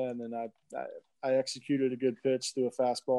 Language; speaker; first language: English; native; English